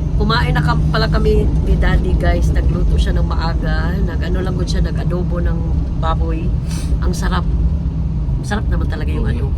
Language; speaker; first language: Filipino; non-native, local second language; Cebuano